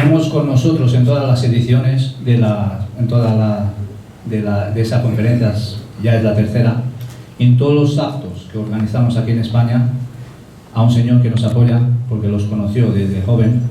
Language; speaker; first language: Spanish; non-native, fluent; Romanian